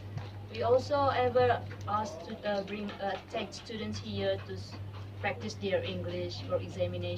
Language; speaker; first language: English; non-native, learner; Indonesian